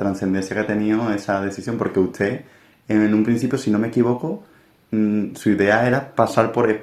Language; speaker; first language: Spanish; native; Spanish